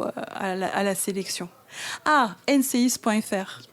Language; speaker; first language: French; native; French